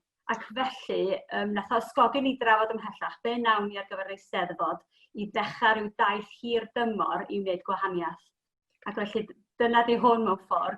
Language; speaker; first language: Welsh; native; Welsh